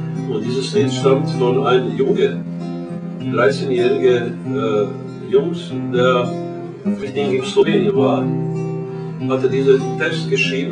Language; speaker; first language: German; non-native, learner; Croatian